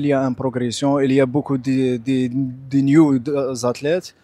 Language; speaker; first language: French; non-native, local second language; Arabic